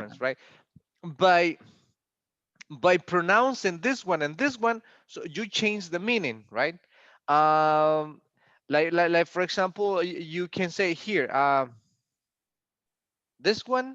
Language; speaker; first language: English; non-native, fluent; Spanish